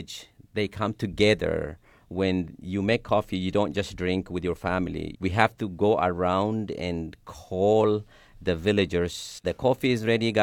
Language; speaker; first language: English; non-native, fluent; Sidamo